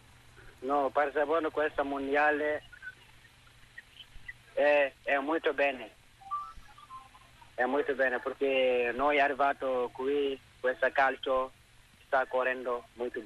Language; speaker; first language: Italian; non-native, learner; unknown